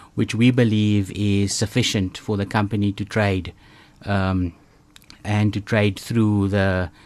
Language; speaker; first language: English; native; English